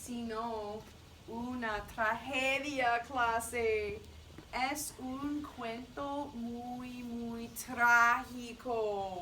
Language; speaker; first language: Spanish; non-native, fluent; English